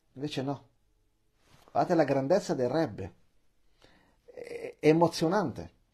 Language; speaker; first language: Italian; early bilingual, other home language; Persian